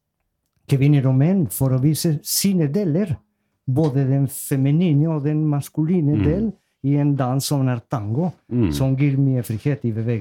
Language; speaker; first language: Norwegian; non-native, learner; Spanish